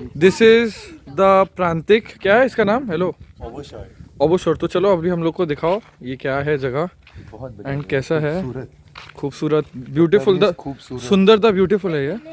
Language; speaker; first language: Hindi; non-native, local second language; Bangla